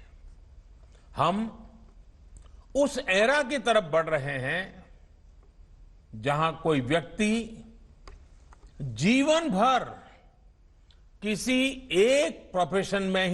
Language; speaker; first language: Hindi; non-native, local second language; Gujarati